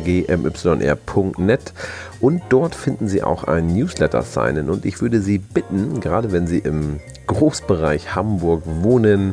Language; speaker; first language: German; native; German